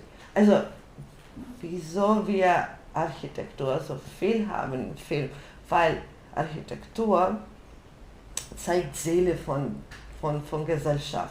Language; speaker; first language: German; non-native, fluent; Georgian